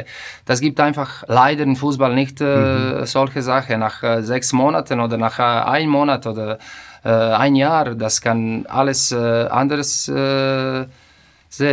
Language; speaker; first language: German; non-native, fluent; Croatian